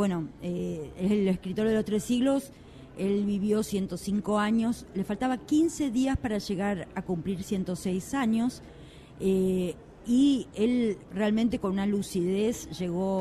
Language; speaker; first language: Spanish; native; Spanish